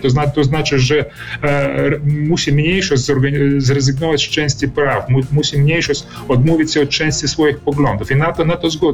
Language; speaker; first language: Polish; early bilingual, heritage; Polish